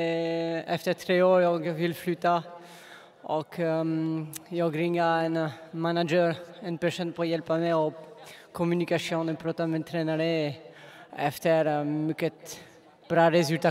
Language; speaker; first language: Swedish; non-native, learner; French